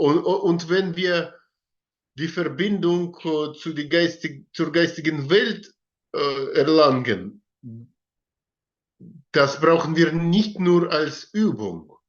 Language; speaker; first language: German; non-native, learner; Russian